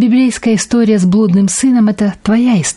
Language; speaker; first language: Russian; native; Russian